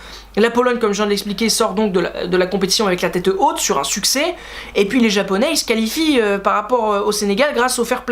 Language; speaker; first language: French; native; French